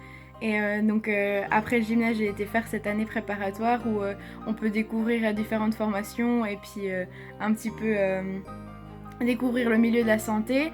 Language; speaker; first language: French; native; French